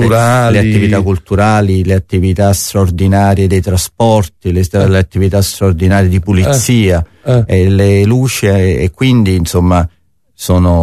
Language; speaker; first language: Italian; native; Italian